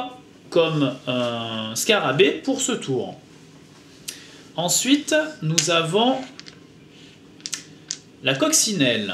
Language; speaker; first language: French; native; French